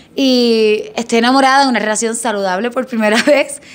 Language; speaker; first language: Spanish; native; Spanish